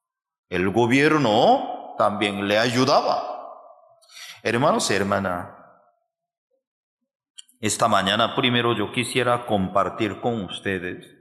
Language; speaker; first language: Spanish; non-native, fluent; Korean